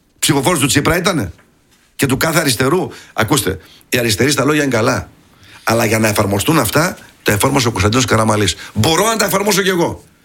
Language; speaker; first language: Greek; early bilingual, heritage; Greek